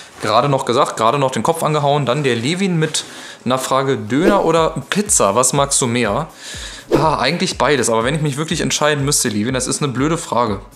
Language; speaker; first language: German; native; German